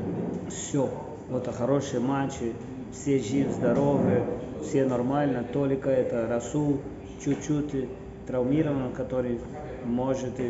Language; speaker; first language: Russian; non-native, fluent; Portuguese